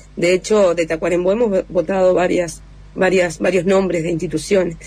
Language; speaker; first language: Spanish; native; Spanish